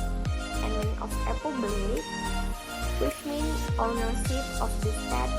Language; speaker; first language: English; non-native, learner; Indonesian